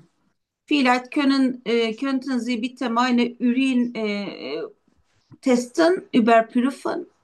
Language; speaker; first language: German; non-native, learner; Turkish